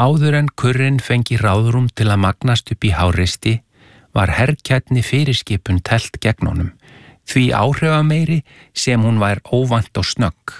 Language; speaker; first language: Icelandic; native; Icelandic